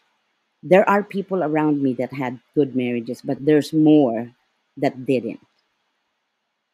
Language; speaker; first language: English; non-native, local second language; Filipino